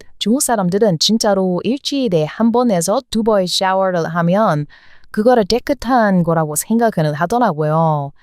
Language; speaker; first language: Korean; non-native, fluent; English